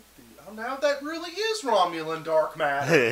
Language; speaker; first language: English; native; English